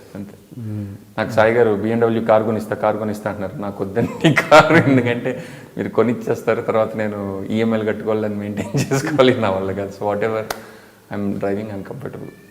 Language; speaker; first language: Telugu; native; Telugu